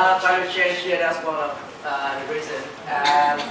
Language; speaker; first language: English; non-native, learner; Vietnamese